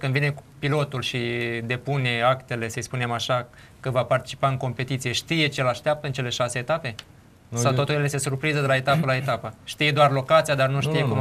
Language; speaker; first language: Romanian; native; Romanian